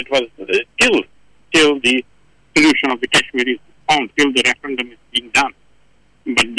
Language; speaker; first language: English; non-native, local second language; Kashmiri